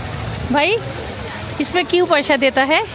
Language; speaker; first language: Hindi; non-native, learner; Bangla